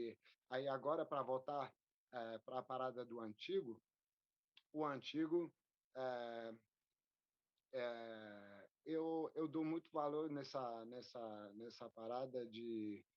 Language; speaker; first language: Portuguese; non-native, fluent; French